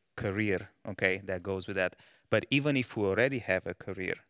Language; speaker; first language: English; non-native, fluent; Romanian